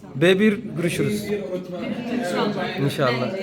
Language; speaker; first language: Turkish; non-native, learner; Arabic